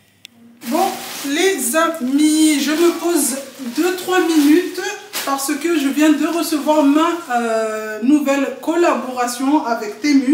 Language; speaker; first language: French; non-native, local second language; Comorian